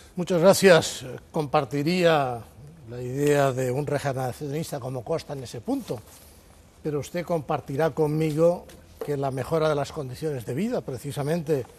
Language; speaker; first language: Spanish; native; Spanish